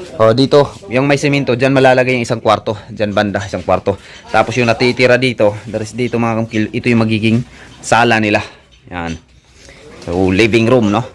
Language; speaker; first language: Filipino; non-native, local second language; Cebuano